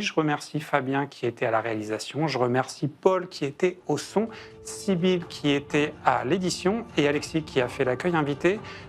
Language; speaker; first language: French; native; French